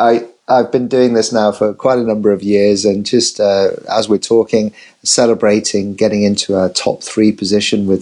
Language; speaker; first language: English; native; English